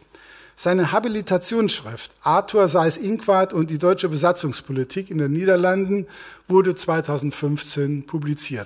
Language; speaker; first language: German; native; German